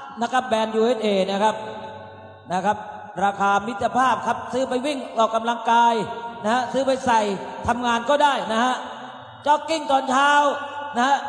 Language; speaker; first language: Thai; native; Thai